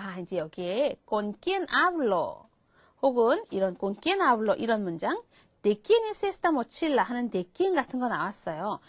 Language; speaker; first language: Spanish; non-native, fluent; Korean